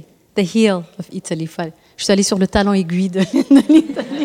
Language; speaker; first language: English; non-native, fluent; Tigrinya